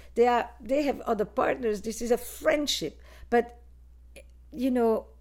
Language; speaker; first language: English; non-native, fluent; Dutch